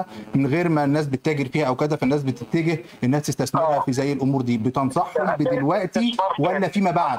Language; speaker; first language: Arabic; native; Arabic